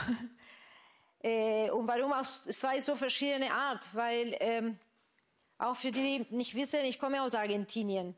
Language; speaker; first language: German; non-native, fluent; Spanish